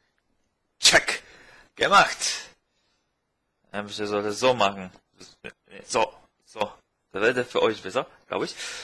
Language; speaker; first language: German; non-native, fluent; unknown